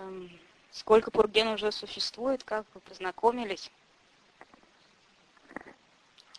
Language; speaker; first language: Russian; non-native, fluent; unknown